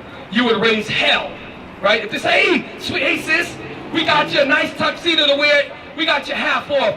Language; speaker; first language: English; native; English